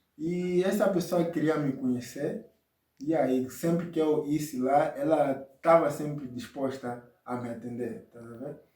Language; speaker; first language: Portuguese; native; Portuguese